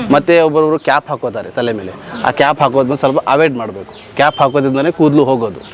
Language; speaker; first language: Kannada; non-native, local second language; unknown